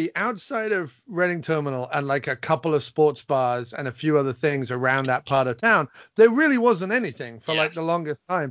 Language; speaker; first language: English; native; English